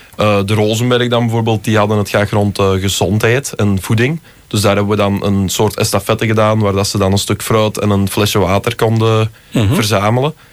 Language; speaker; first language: Dutch; native; Dutch